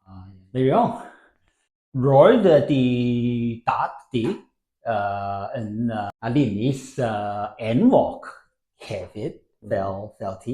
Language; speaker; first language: Welsh; non-native, learner; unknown